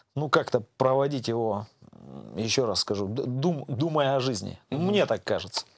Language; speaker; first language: Russian; native; Russian